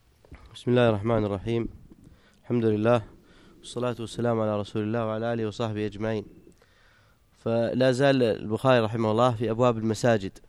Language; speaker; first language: Arabic; native; Arabic